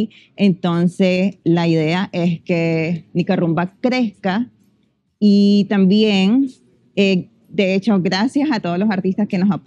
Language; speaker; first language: Spanish; native; Spanish